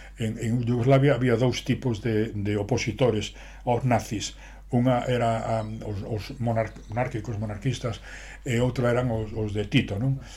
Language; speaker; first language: Galician; non-native, local second language; Spanish